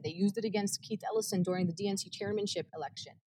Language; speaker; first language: English; early bilingual, other home language; Arabic